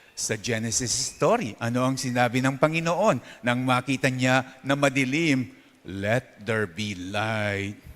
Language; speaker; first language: Filipino; non-native, local second language; Pampanga